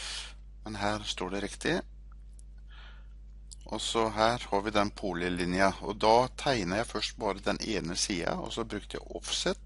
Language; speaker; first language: Norwegian; native; Norwegian